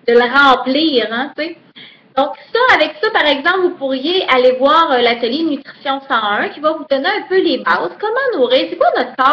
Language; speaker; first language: French; native; French